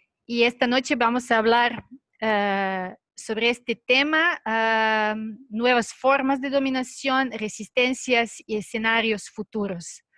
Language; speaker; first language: Spanish; non-native, fluent; Serbian